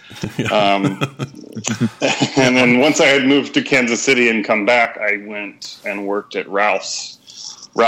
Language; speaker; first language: English; native; English